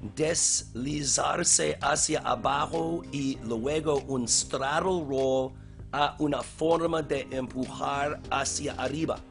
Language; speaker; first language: Spanish; non-native, learner; English